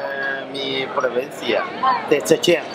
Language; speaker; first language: Spanish; non-native, learner; Chinese